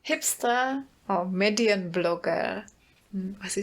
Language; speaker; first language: German; non-native, fluent; Indonesian